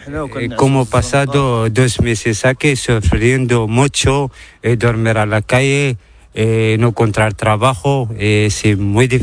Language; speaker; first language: Spanish; non-native, learner; Arabic